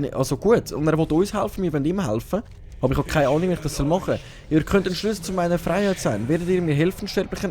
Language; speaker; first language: German; native; German